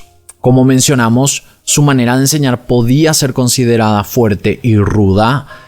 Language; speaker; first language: Spanish; native; Spanish